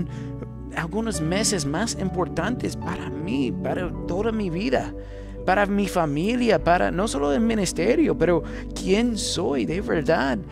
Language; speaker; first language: Spanish; non-native, fluent; English